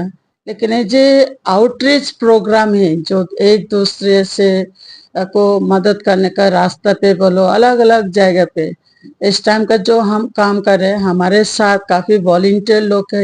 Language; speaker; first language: Hindi; non-native, local second language; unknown